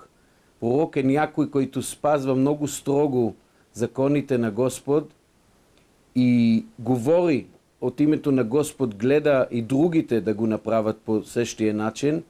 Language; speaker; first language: Bulgarian; non-native, fluent; Hebrew